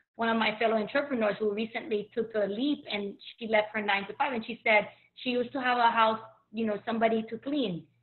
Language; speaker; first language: English; early bilingual, other home language; Haitian Creole